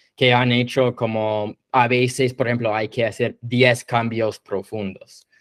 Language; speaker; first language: Spanish; non-native, fluent; English